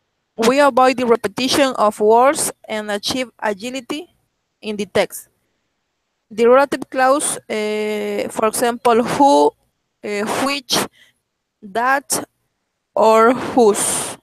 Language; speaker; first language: English; non-native, learner; Spanish